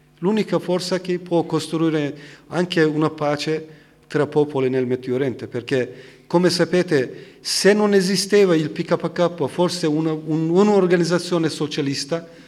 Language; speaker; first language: Italian; non-native, learner; Turkish